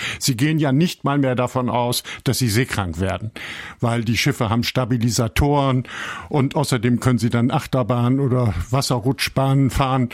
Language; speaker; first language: German; native; German